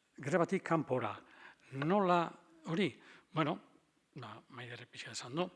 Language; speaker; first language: Basque; native; Basque